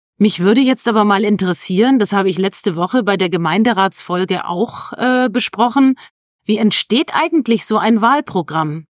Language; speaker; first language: German; native; German